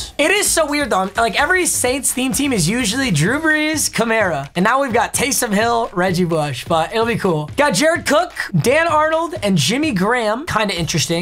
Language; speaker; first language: English; native; English